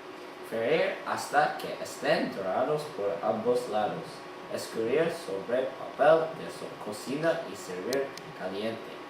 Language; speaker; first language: Spanish; non-native, learner; English